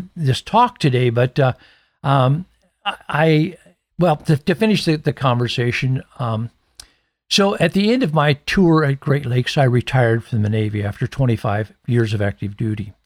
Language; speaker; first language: English; native; English